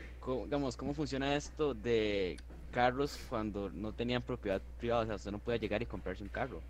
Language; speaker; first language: Spanish; native; Spanish